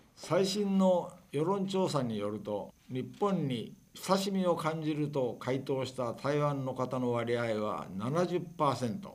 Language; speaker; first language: Japanese; native; Japanese